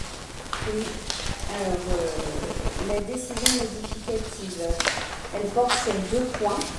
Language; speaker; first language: French; native; French